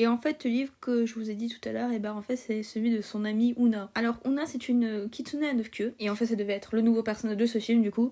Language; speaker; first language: French; native; French